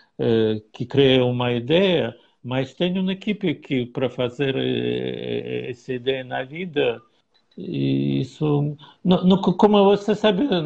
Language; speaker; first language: Portuguese; non-native, learner; Russian